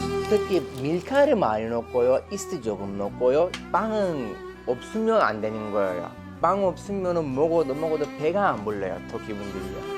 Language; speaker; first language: Korean; non-native, learner; Turkish